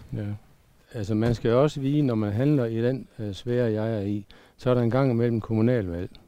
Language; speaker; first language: Danish; native; Danish